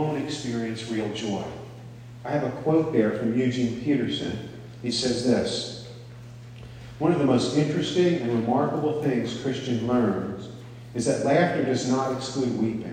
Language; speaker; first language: English; native; English